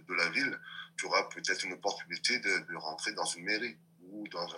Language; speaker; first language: French; non-native, local second language; Réunion Creole French